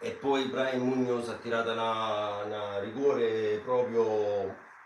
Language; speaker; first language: Italian; non-native, fluent; English